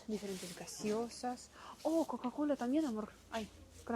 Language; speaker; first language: Spanish; non-native, learner; Russian